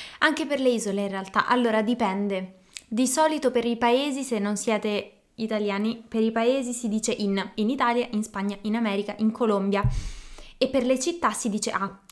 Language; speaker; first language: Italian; native; Italian